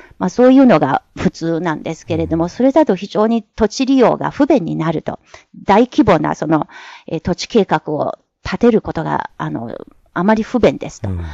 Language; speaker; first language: Japanese; non-native, fluent; Chinese